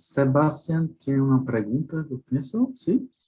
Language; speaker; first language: Spanish; non-native, fluent; Portuguese